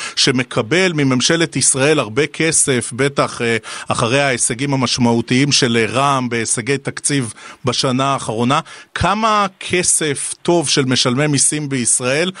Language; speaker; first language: Hebrew; native; Hebrew